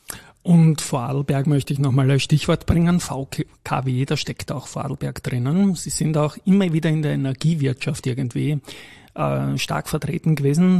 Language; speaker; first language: German; native; German